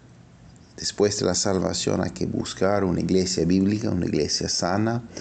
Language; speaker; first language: Spanish; non-native, fluent; English